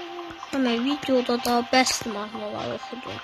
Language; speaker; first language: Turkish; non-native, learner; Azerbaijani